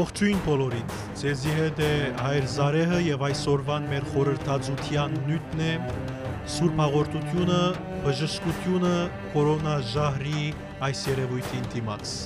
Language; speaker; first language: Armenian; early bilingual, heritage; Armenian